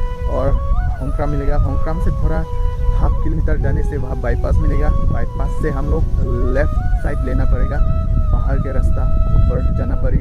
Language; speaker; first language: Hindi; non-native, local second language; Karbi